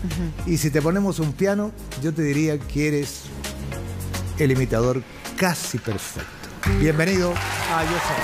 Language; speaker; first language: Spanish; native; Spanish